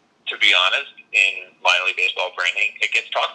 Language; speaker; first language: English; native; English